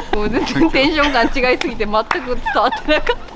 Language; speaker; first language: Japanese; native; Japanese